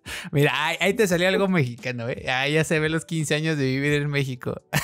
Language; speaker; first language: Spanish; native; Spanish